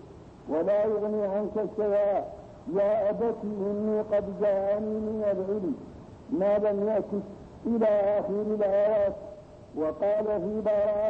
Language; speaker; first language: Arabic; native; Arabic